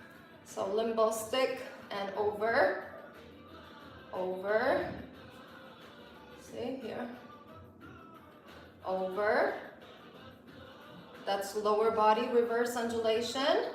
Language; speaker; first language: English; non-native, fluent; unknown